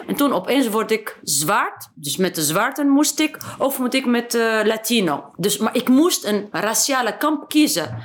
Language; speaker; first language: Dutch; non-native, fluent; Arabic